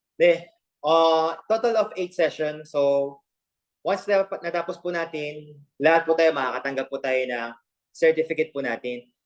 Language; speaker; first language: Filipino; native; Filipino